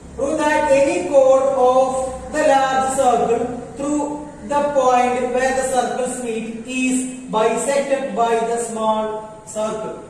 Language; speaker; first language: English; non-native, local second language; Malayalam